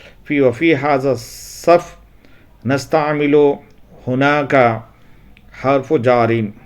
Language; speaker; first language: Arabic; non-native, fluent; Urdu